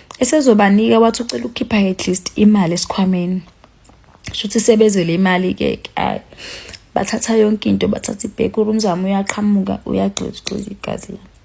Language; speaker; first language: Zulu; native; Zulu